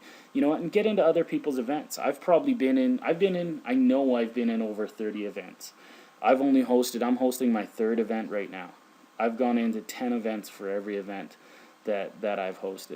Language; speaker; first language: English; native; English